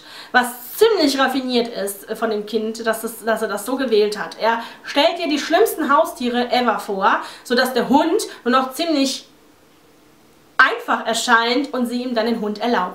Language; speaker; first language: German; native; German